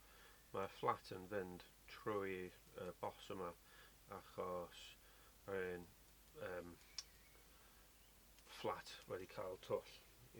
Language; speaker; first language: Welsh; non-native, learner; English